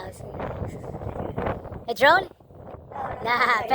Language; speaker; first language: Spanish; non-native, learner; English